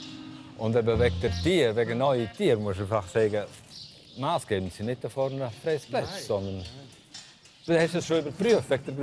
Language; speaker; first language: German; non-native, local second language; Romansh